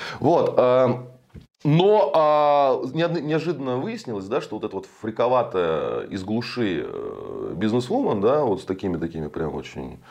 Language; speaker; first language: Russian; native; Russian